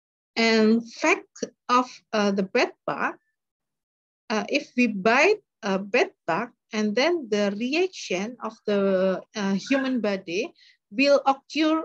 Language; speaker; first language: English; non-native, learner; Indonesian